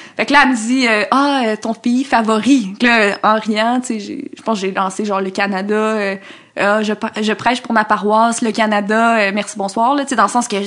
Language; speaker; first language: French; native; French